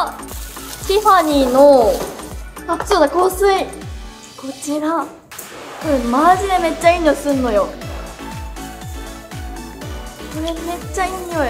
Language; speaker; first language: Japanese; native; Japanese